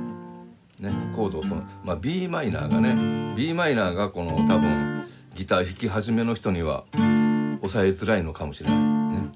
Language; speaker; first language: Japanese; native; Japanese